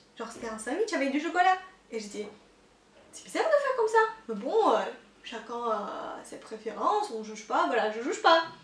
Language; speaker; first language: French; non-native, fluent; Russian